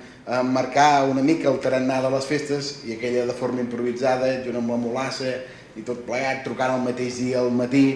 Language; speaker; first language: Catalan; native; Catalan